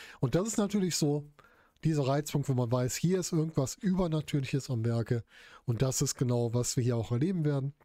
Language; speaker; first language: German; native; German